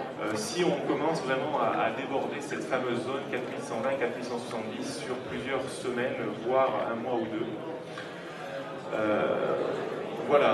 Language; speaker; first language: French; native; French